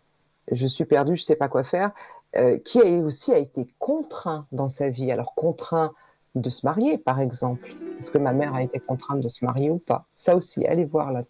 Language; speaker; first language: French; native; French